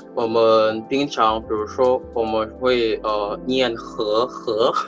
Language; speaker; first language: Chinese; non-native, fluent; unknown